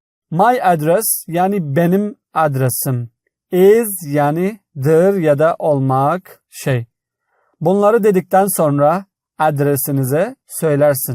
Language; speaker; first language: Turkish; non-native, fluent; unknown